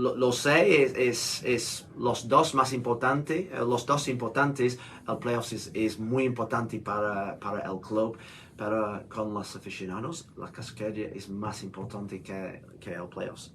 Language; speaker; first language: Spanish; non-native, learner; English